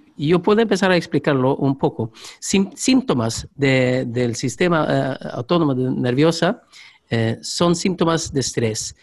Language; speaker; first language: Spanish; non-native, learner; Swedish